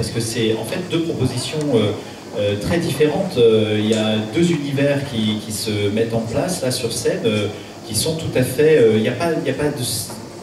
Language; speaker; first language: French; native; French